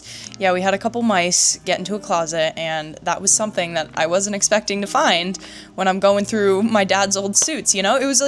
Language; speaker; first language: English; native; English